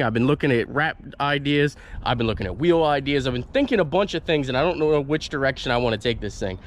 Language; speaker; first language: English; native; English